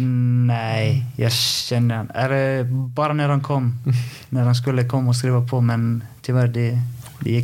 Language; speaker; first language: Swedish; non-native, fluent; Icelandic